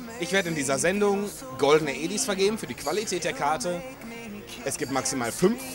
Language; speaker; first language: German; native; German